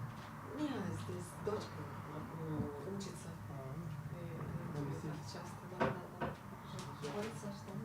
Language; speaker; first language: Russian; non-native, local second language; Lithuanian